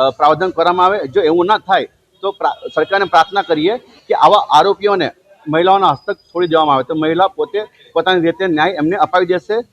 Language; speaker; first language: Gujarati; non-native, local second language; Marathi